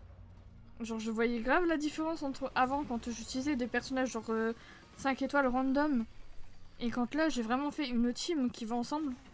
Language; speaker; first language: French; native; French